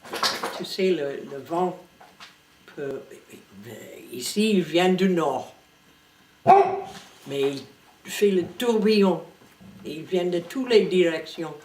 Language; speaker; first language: French; non-native, fluent; English